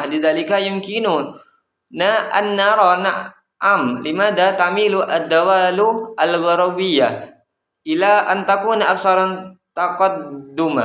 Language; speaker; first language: Arabic; non-native, learner; Indonesian